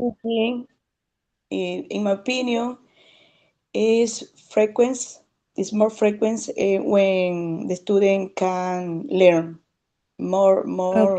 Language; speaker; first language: English; non-native, learner; Spanish